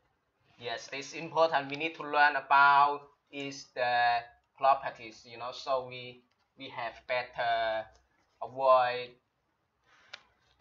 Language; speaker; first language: English; non-native, learner; Chinese